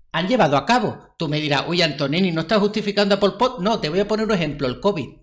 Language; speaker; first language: Spanish; native; Spanish